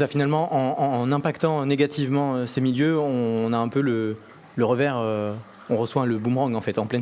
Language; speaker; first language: French; native; French